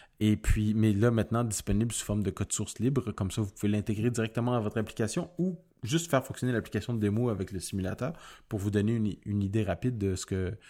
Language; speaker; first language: French; native; French